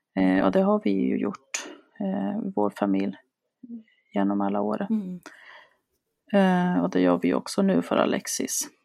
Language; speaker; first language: Swedish; early bilingual, other home language; Spanish